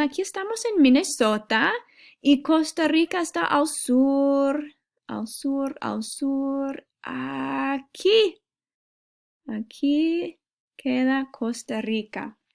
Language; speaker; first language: Spanish; non-native, fluent; English